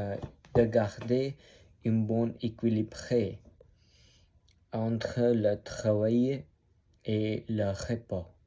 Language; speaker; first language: French; non-native, learner; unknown